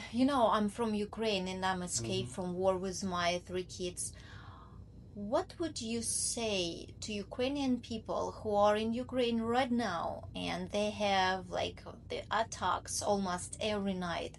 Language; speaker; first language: English; non-native, learner; Ukrainian